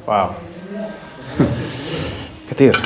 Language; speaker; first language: Arabic; non-native, learner; English